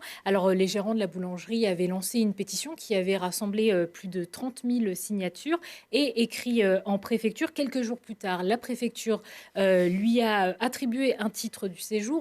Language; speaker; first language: French; native; French